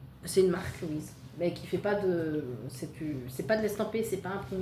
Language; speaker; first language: French; native; French